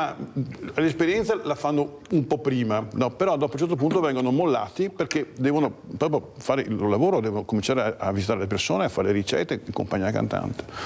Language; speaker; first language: Italian; native; Italian